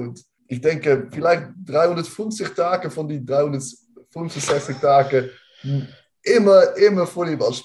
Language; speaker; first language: German; non-native, learner; Dutch